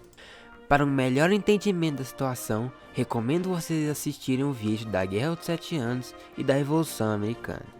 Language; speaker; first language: Portuguese; native; Portuguese